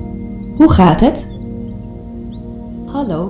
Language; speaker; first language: Dutch; non-native, learner; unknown